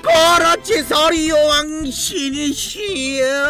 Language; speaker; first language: Korean; native; Korean